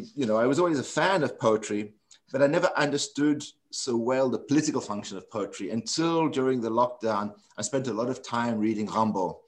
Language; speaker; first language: English; non-native, local second language; Afrikaans